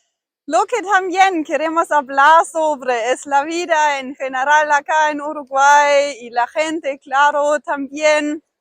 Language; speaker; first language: Spanish; non-native, fluent; German